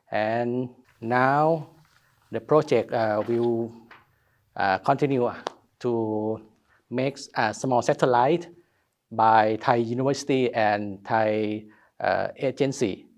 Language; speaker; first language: English; non-native, learner; Thai